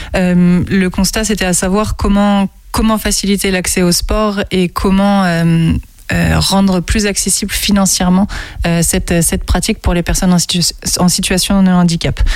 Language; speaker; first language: French; native; French